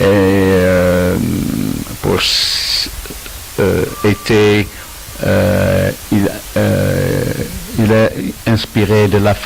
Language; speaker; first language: French; non-native, learner; Dutch